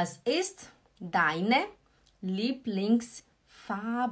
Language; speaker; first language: German; non-native, fluent; Portuguese